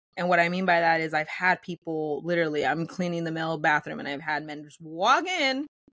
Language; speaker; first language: English; early bilingual, other home language; Spanish